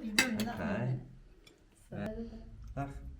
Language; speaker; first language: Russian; non-native, learner; English